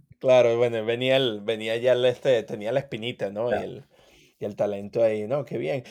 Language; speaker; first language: Spanish; native; Spanish